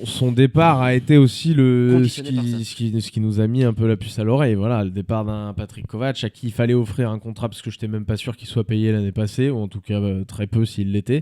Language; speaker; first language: French; native; French